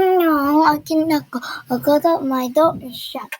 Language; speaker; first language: English; non-native, learner; Korean